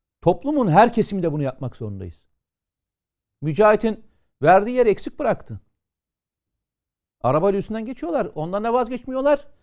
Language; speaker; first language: Turkish; native; Turkish